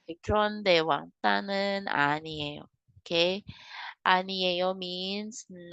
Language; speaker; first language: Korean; non-native, learner; Kinaray-a